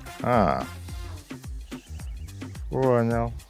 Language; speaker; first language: Russian; non-native, fluent; Lithuanian